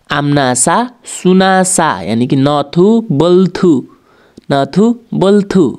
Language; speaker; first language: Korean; non-native, learner; Nepali